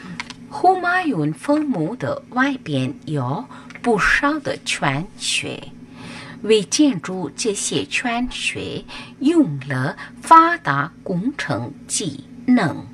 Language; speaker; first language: Chinese; non-native, learner; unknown